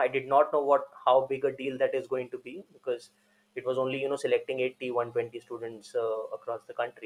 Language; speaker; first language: English; non-native, local second language; Hindi